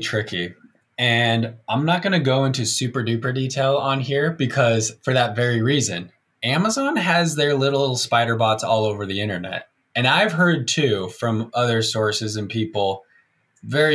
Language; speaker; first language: English; native; English